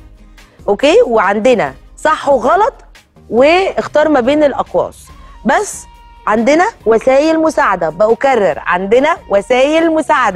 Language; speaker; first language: Arabic; native; Arabic